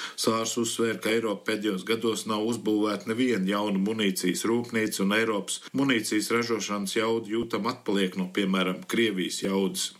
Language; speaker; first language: Latvian; early bilingual, heritage; Latvian